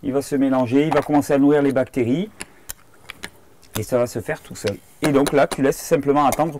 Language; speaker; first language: French; native; French